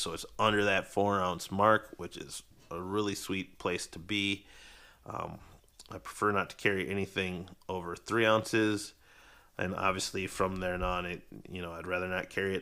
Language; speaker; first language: English; native; English